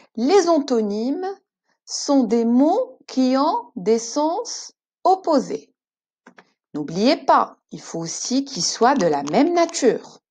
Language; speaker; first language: French; non-native, local second language; Arabic